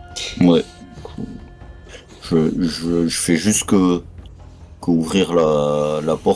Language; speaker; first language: French; native; French